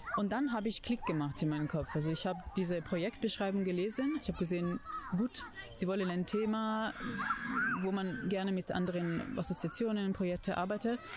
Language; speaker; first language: German; non-native, fluent; Italian